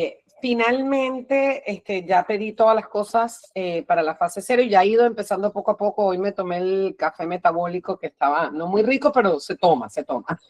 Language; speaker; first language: Spanish; native; Spanish